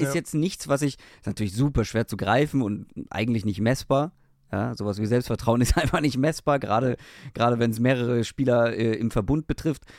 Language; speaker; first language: German; native; German